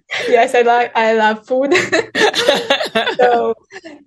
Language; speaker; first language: English; non-native, fluent; Ukrainian